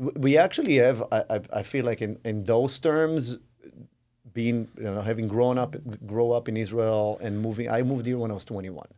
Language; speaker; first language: English; non-native, fluent; Hebrew